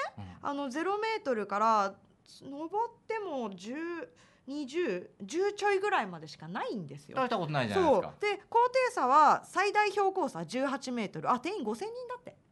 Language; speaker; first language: Japanese; native; Japanese